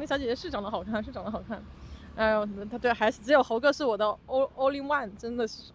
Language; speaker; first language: Chinese; native; Chinese